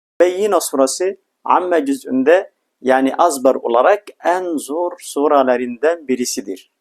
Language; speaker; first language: Turkish; non-native, fluent; Arabic